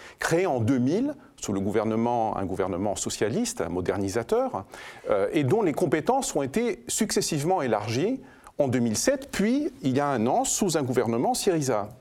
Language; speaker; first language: French; non-native, fluent; Greek